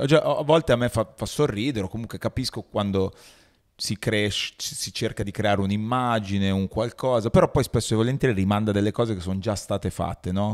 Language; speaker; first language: Italian; native; Italian